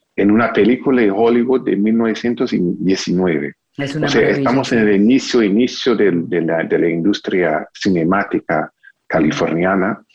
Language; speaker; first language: Spanish; non-native, fluent; English